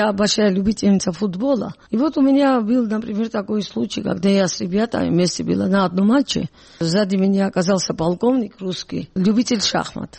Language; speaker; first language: Russian; non-native, local second language; Georgian